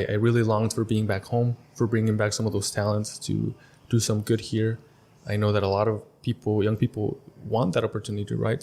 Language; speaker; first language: English; early bilingual, other home language; Spanish